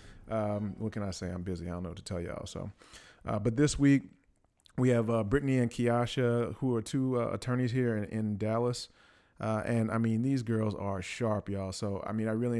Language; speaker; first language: English; native; English